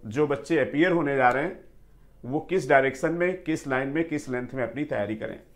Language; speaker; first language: Hindi; native; Hindi